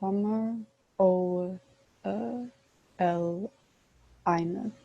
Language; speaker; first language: Arabic; non-native, learner; English